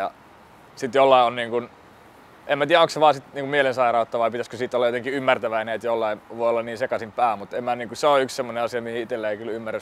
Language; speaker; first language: Finnish; native; Finnish